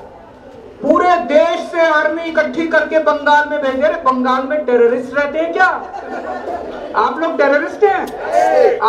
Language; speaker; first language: Hindi; native; Hindi